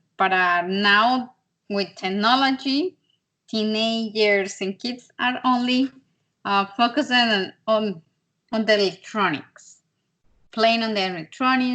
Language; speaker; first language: English; non-native, learner; Spanish